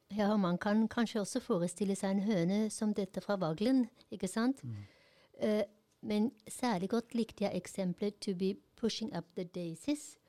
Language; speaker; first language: Norwegian; non-native, fluent; German